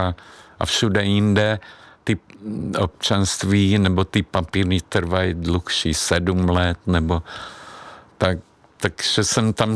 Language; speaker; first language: Czech; non-native, fluent; Hungarian